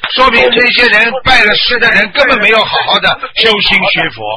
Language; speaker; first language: Chinese; native; Chinese